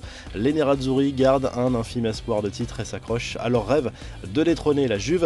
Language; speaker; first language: French; native; French